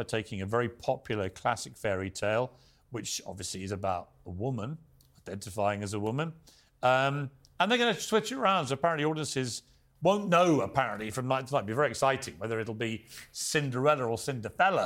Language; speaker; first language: English; native; English